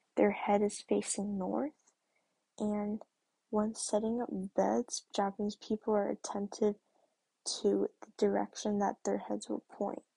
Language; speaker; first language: English; native; English